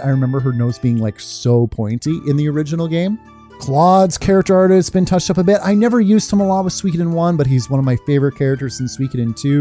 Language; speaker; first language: English; native; English